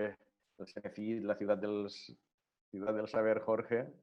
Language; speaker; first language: Spanish; native; Spanish